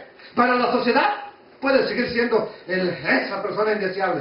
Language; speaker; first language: Spanish; native; Spanish